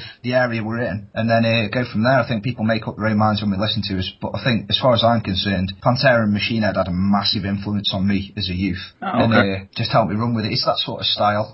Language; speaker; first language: English; native; English